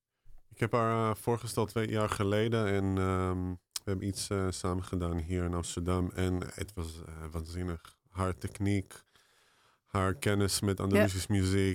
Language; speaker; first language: Dutch; non-native, fluent; Hebrew